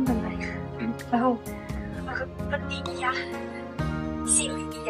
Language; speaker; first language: Chinese; non-native, learner; Ukrainian